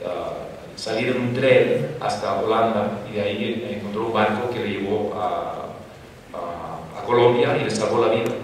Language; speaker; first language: Spanish; non-native, fluent; English